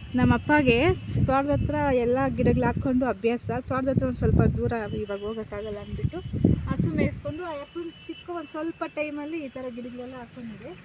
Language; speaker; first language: Kannada; non-native, local second language; Telugu